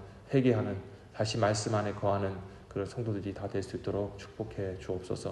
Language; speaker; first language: Korean; native; Korean